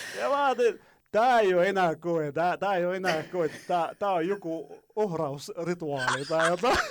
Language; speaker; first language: Finnish; non-native, fluent; Arabic